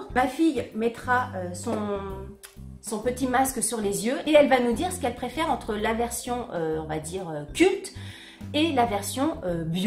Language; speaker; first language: French; native; French